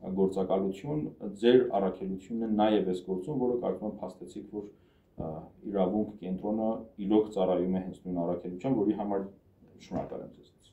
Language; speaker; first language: Armenian; native; Armenian